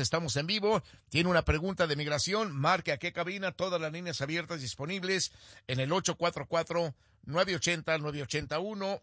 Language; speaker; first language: Spanish; native; Spanish